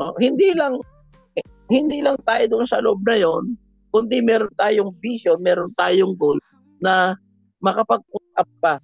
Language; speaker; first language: Filipino; native; Filipino